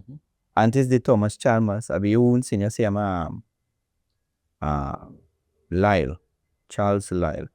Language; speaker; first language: Spanish; non-native, learner; English